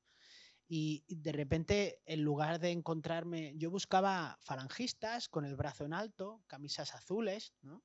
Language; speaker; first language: Spanish; native; Spanish